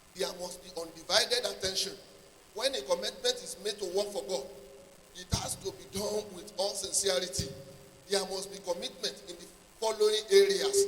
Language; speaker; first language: English; non-native, local second language; Yoruba